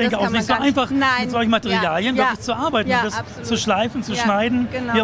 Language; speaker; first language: German; native; German